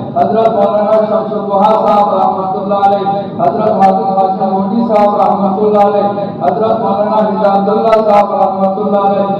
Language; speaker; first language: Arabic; non-native, fluent; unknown